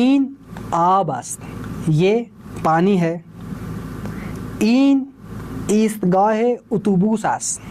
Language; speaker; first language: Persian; non-native, fluent; Urdu